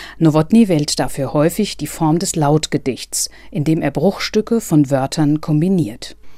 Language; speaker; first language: German; native; German